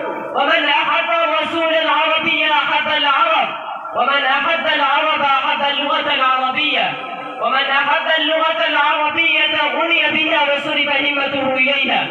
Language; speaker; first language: Arabic; non-native, learner; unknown